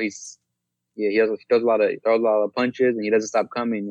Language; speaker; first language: English; native; English